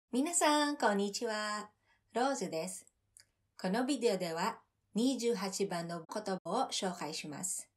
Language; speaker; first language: Japanese; non-native, fluent; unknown